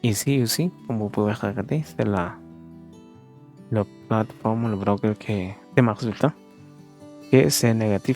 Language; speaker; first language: French; non-native, learner; Spanish